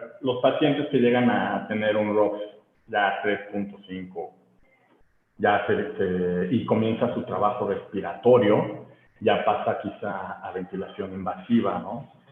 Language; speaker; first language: Spanish; native; Spanish